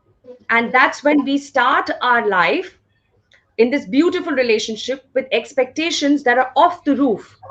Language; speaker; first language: English; non-native, local second language; Hindi